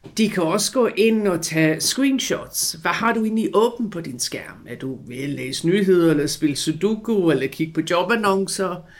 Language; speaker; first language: Danish; non-native, fluent; English